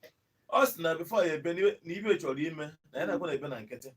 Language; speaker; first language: Igbo; native; Igbo